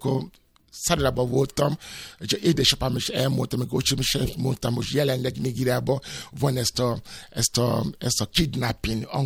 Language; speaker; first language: Hungarian; non-native, fluent; Yoruba